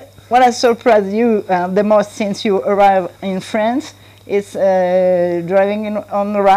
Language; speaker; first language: English; non-native, learner; French